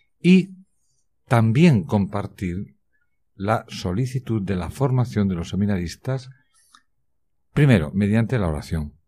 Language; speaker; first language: Spanish; native; Spanish